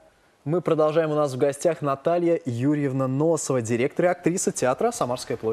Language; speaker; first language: Russian; native; Russian